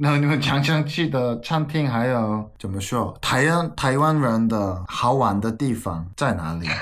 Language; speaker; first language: Chinese; non-native, learner; Korean